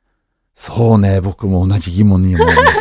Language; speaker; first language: Japanese; non-native, fluent; English